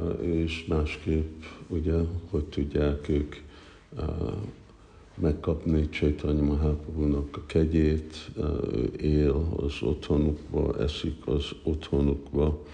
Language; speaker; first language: Hungarian; early bilingual, heritage; Hungarian